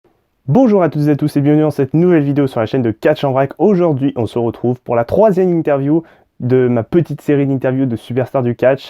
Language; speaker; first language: French; native; French